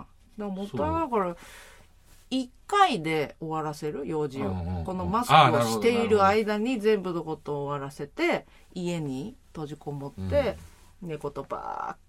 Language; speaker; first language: Japanese; native; Japanese